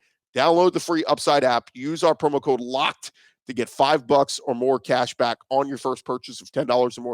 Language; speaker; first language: English; native; English